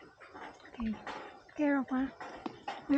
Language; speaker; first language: English; non-native, local second language; Cebuano